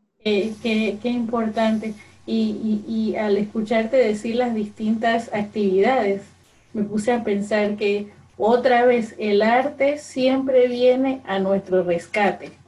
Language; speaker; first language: Spanish; early bilingual, other home language; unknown